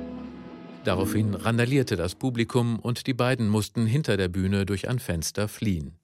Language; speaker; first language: German; native; German